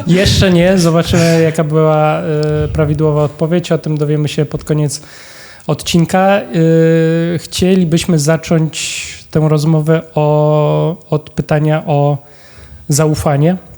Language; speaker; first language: Polish; native; Polish